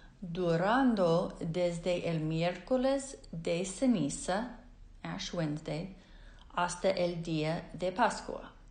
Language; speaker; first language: Spanish; non-native, fluent; English